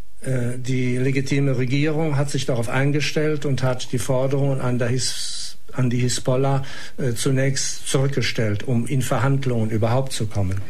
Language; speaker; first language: German; non-native, fluent; Arabic